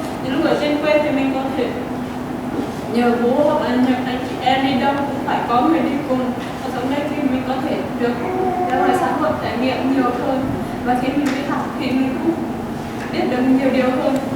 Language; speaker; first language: Vietnamese; non-native, local second language; Hmong